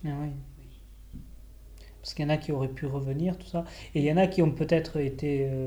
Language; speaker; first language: French; native; French